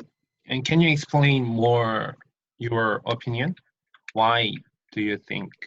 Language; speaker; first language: English; non-native, learner; Korean